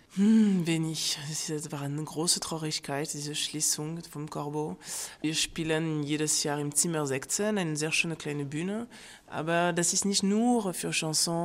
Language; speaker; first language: German; non-native, fluent; French